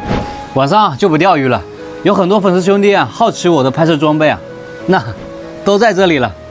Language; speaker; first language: Chinese; native; Chinese